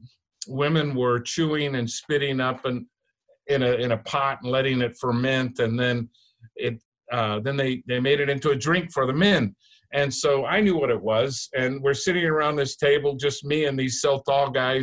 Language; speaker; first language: English; native; English